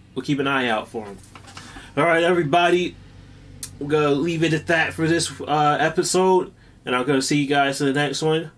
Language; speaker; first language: English; native; English